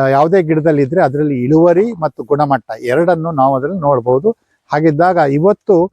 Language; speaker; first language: Kannada; native; Kannada